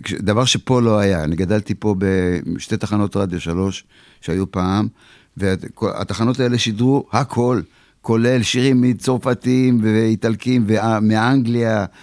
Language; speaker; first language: Hebrew; early bilingual, other home language; Polish